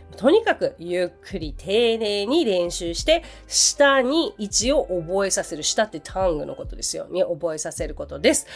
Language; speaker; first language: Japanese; native; Japanese